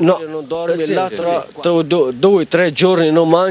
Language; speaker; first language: Italian; non-native, learner; Arabic